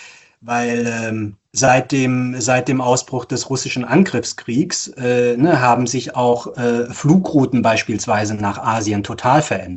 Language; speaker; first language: German; native; German